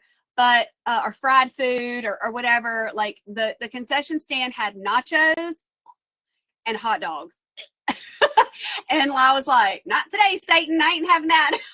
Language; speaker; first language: English; native; English